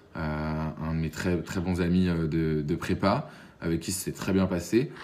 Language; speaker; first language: French; native; French